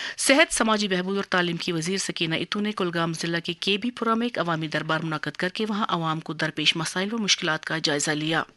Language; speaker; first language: Urdu; non-native, local second language; Kashmiri